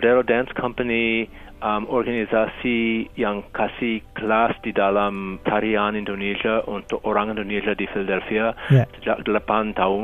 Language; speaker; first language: Indonesian; non-native, fluent; English